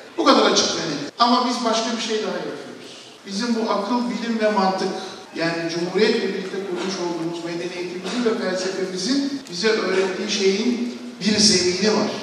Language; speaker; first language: Turkish; native; Turkish